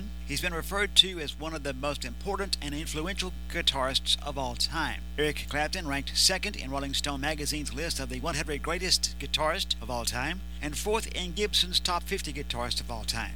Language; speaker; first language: English; native; English